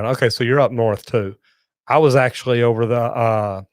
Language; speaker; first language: English; native; English